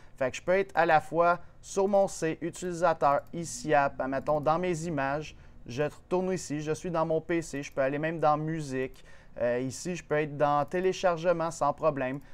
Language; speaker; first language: French; native; French